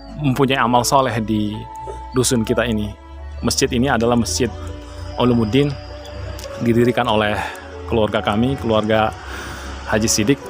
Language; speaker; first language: Indonesian; native; Indonesian